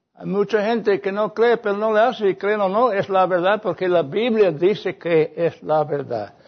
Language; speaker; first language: Spanish; non-native, fluent; English